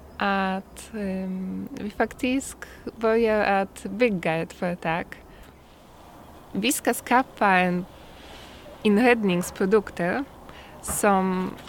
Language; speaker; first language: Swedish; non-native, learner; Polish